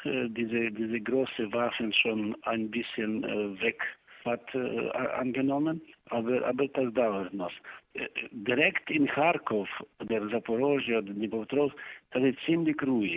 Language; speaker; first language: German; non-native, learner; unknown